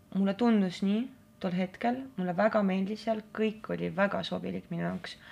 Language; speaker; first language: Estonian; non-native, local second language; Russian